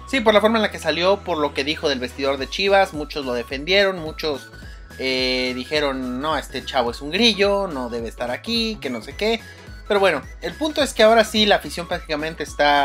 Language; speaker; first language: Spanish; native; Spanish